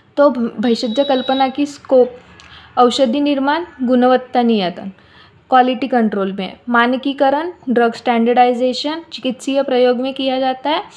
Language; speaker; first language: Hindi; non-native, local second language; Marathi